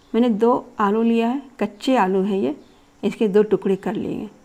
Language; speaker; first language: Hindi; native; Hindi